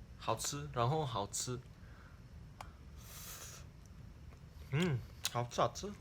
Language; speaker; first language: Chinese; non-native, learner; Korean